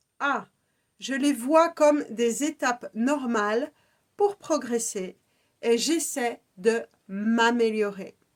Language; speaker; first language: French; native; French